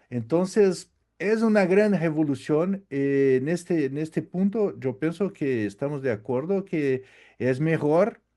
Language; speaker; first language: Spanish; non-native, learner; Portuguese